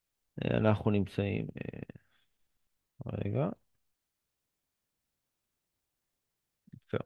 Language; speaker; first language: Hebrew; native; Hebrew